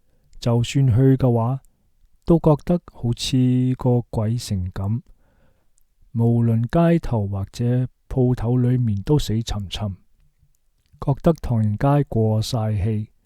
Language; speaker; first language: Cantonese; early bilingual, heritage; Cantonese